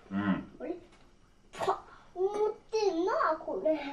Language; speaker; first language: Japanese; native; Japanese